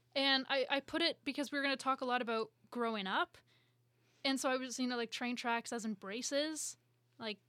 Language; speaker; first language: English; native; English